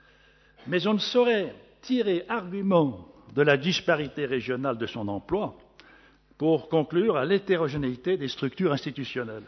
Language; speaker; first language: French; native; French